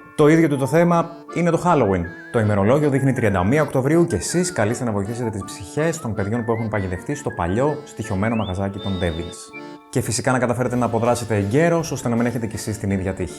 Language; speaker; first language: Greek; native; Greek